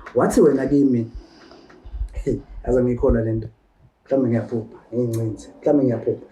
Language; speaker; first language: Zulu; native; Zulu